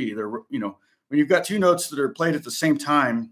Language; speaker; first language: English; native; English